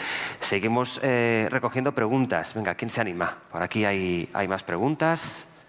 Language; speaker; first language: Spanish; native; Spanish